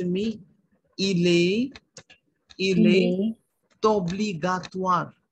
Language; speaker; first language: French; non-native, fluent; Hindi